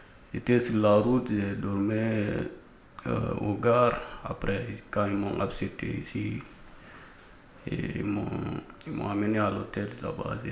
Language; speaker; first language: French; non-native, learner; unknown